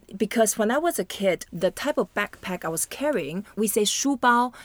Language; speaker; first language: English; non-native, fluent; Chinese